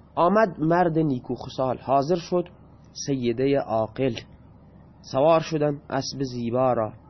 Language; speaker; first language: Persian; non-native, local second language; Baluchi